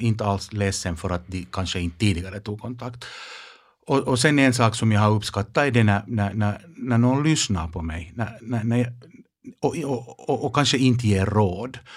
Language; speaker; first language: Swedish; non-native, local second language; Finnish